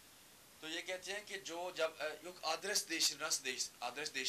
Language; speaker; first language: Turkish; non-native, learner; Urdu